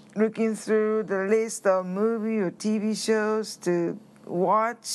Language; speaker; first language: English; non-native, learner; Japanese